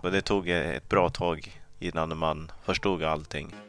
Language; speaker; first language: Swedish; early bilingual, other home language; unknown